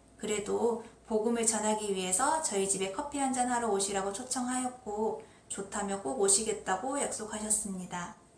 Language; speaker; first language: Korean; native; Korean